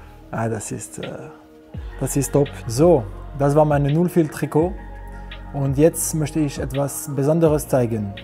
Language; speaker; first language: German; non-native, learner; French